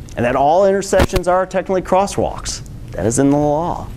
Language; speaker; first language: English; native; English